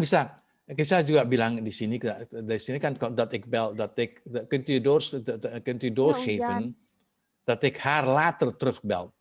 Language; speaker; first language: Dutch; non-native, fluent; Indonesian